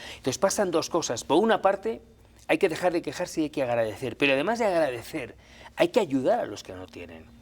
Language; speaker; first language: Spanish; native; Spanish